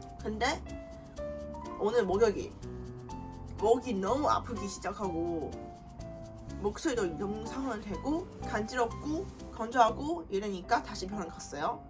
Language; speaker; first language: Korean; non-native, fluent; Chinese